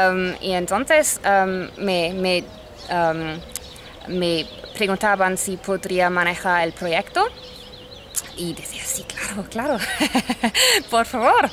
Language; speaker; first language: Spanish; non-native, fluent; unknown